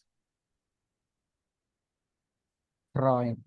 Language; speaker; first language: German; non-native, learner; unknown